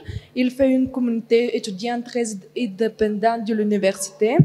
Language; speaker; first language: French; non-native, fluent; Bulgarian